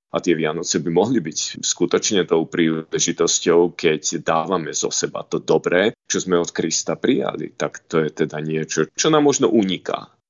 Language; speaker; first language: Slovak; native; Slovak